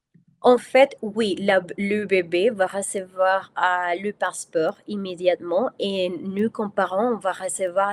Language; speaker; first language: French; non-native, fluent; Spanish